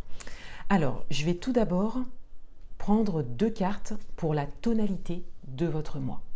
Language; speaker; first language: French; native; French